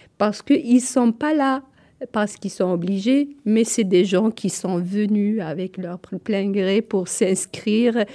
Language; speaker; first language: French; non-native, local second language; Kabyle